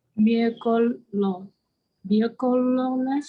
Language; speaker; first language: Spanish; non-native, learner; English